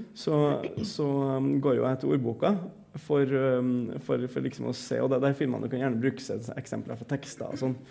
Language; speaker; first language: Norwegian; native; Norwegian